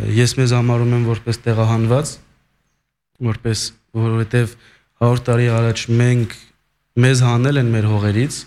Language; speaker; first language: Armenian; early bilingual, heritage; Armenian